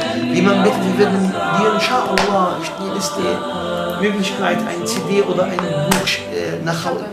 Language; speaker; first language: German; non-native, fluent; Arabic